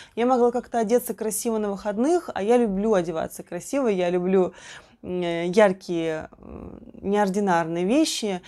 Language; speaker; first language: Russian; native; Russian